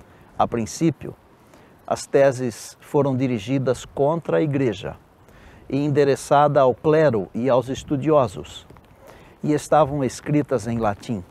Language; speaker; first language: Portuguese; native; Portuguese